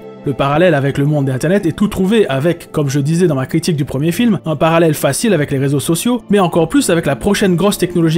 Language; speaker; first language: French; native; French